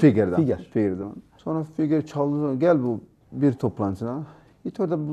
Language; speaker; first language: Turkish; non-native, learner; Portuguese